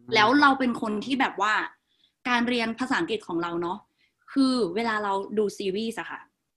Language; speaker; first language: Thai; non-native, local second language; Northeastern Thai